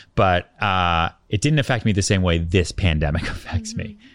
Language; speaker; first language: English; native; English